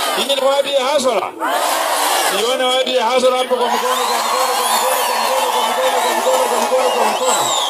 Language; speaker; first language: Swahili; non-native, local second language; Luyia